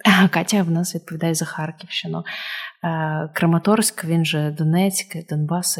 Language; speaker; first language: Ukrainian; non-native, local second language; Russian